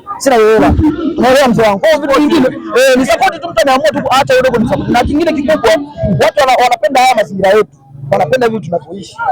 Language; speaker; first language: Swahili; early bilingual, other home language; Bembe